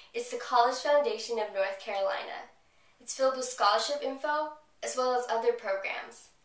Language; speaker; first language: English; native; English